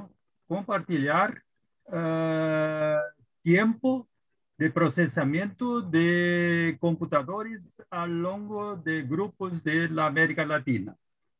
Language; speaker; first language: Spanish; non-native, fluent; Portuguese